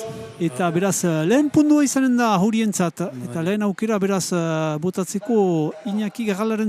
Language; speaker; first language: Basque; native; Basque